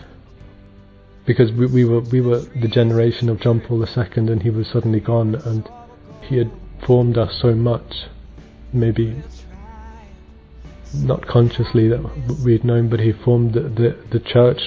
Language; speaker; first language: English; native; English